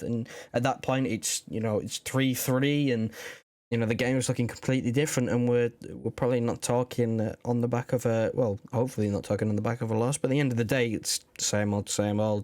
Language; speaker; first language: English; native; English